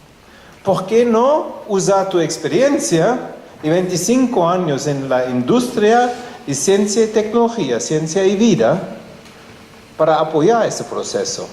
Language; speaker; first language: Spanish; non-native, fluent; German